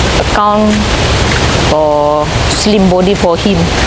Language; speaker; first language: English; non-native, learner; Indonesian